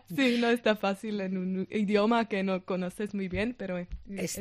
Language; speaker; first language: Spanish; non-native, learner; German